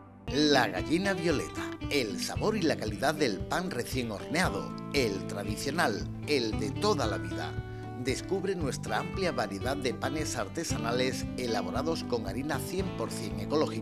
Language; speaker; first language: Spanish; native; Spanish